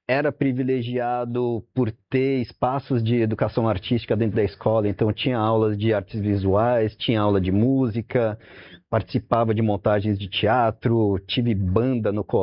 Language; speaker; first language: Portuguese; native; Portuguese